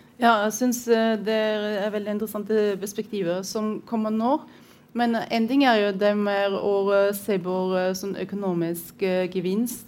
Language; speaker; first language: Norwegian; non-native, fluent; German